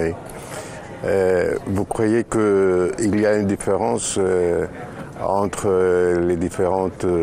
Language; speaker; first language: French; non-native, fluent; Greek